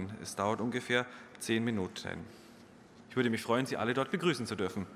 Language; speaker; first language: German; native; German